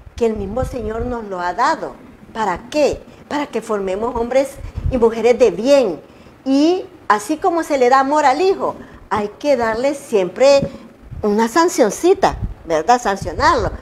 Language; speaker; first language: Spanish; native; Spanish